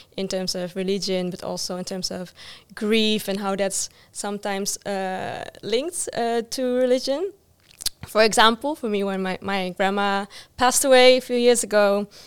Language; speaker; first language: English; non-native, fluent; Dutch